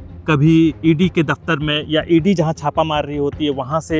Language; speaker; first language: Hindi; native; Hindi